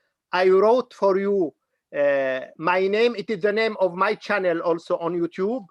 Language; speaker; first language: English; non-native, learner; Arabic